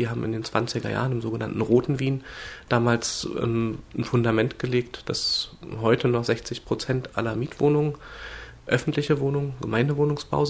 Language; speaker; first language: German; native; German